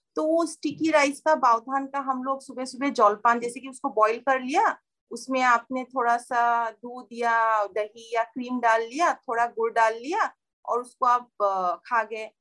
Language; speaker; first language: Hindi; non-native, local second language; Assamese